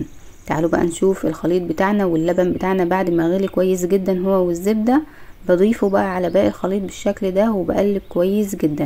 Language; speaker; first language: Arabic; native; Arabic